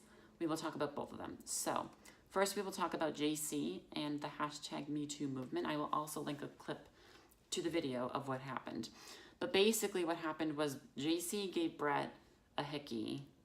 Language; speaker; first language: English; native; English